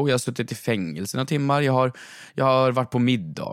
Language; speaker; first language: Swedish; native; Swedish